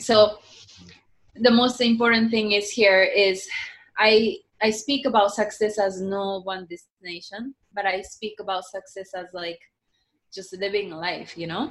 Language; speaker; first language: English; non-native, fluent; Japanese